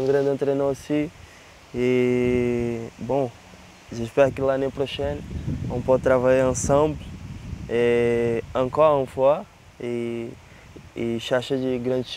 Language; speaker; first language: French; non-native, learner; Portuguese